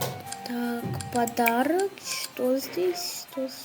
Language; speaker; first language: Russian; non-native, local second language; Kazakh